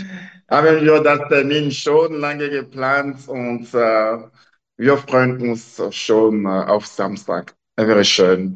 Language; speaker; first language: German; non-native, local second language; French